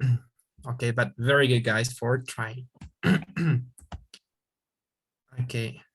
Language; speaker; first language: English; non-native, fluent; Spanish